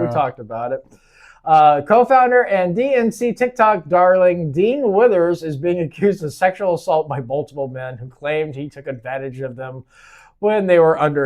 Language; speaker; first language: English; native; English